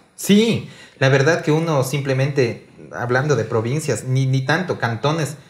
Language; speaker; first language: Spanish; native; Spanish